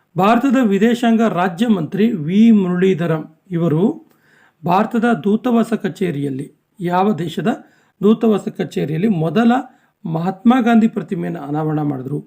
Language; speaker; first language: Kannada; native; Kannada